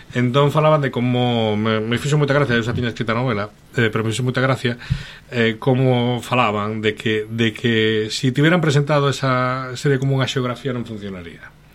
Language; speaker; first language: Galician; native; Galician